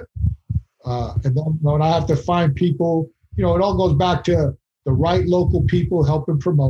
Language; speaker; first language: English; native; English